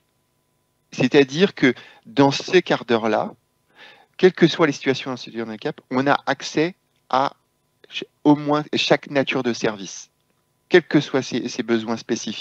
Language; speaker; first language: French; native; French